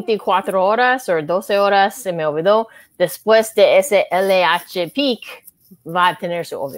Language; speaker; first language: Spanish; non-native, learner; English